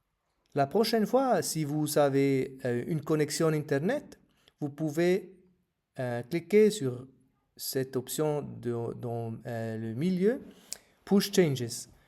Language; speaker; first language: French; non-native, fluent; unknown